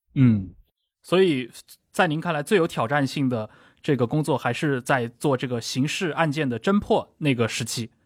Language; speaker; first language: Chinese; native; Chinese